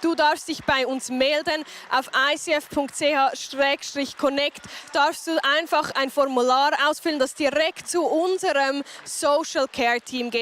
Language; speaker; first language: German; native; German